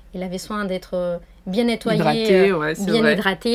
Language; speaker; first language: French; non-native, fluent; Spanish